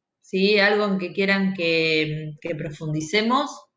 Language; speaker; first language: Spanish; native; Spanish